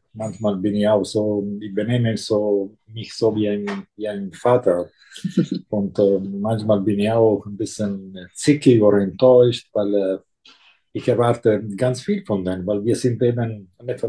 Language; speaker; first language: German; non-native, fluent; Italian